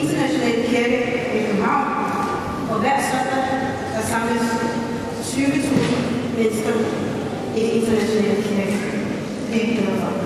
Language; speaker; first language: Danish; non-native, fluent; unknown